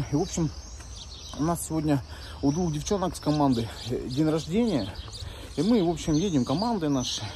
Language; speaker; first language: Russian; native; Russian